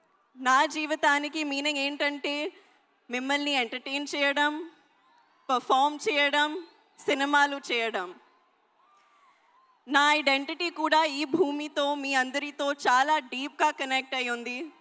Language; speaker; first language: Telugu; non-native, learner; Hindi